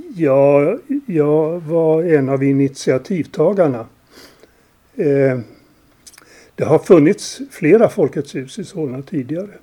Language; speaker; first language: Swedish; native; Swedish